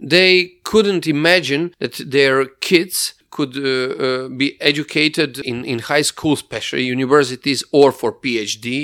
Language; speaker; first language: English; non-native, fluent; Croatian